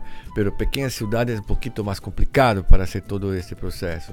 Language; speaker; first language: Spanish; non-native, learner; Portuguese